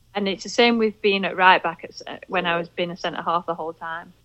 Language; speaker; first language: English; native; English